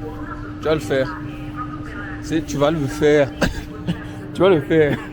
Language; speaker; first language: French; native; French